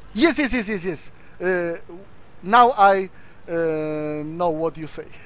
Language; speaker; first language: English; non-native, learner; Polish